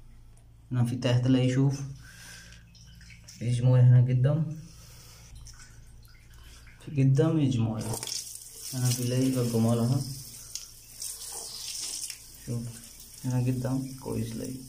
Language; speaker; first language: Arabic; non-native, learner; Urdu